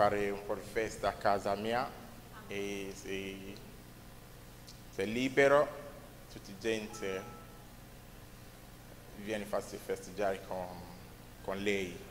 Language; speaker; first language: Italian; non-native, learner; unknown